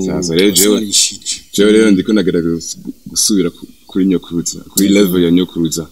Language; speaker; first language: Rundi; early bilingual, heritage; Rundi